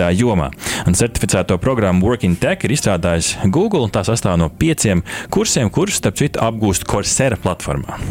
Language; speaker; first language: Latvian; native; Latvian